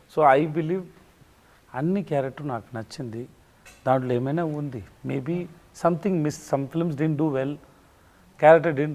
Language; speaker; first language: Telugu; non-native, learner; Tamil